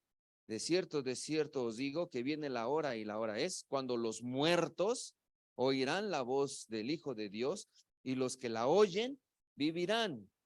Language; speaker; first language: Spanish; native; Spanish